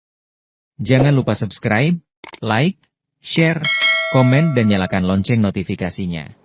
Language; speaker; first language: Indonesian; native; Indonesian